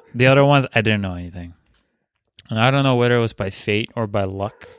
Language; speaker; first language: English; non-native, fluent; Bulgarian